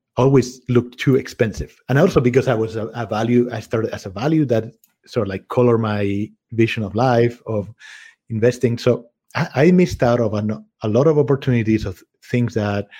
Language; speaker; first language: English; non-native, fluent; Spanish